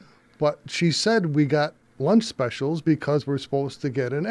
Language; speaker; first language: English; native; English